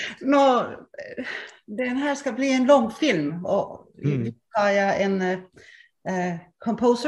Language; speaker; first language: Swedish; non-native, local second language; Finnish